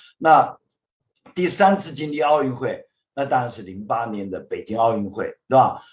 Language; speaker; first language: Chinese; native; Chinese